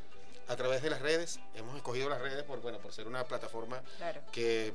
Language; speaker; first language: Spanish; native; Spanish